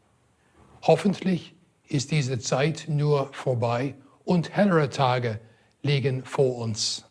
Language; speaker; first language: German; non-native, fluent; English